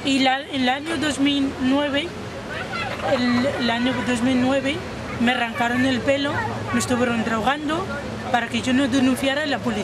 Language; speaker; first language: Spanish; non-native, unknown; Arabic